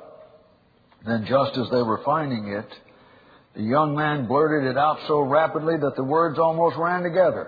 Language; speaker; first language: English; native; English